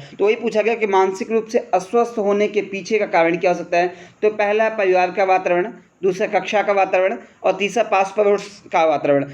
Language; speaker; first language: Hindi; native; Hindi